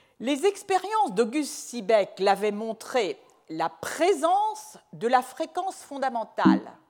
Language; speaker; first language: French; native; French